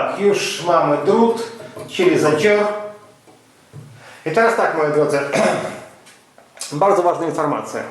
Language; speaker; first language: Polish; non-native, fluent; Ukrainian